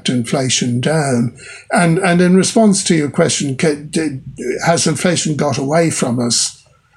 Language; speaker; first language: English; native; English